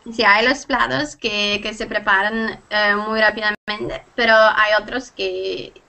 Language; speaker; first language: Spanish; non-native, learner; Lithuanian